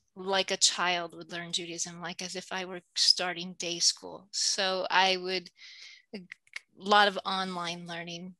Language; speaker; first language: English; native; English